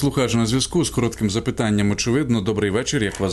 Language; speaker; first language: Ukrainian; native; Ukrainian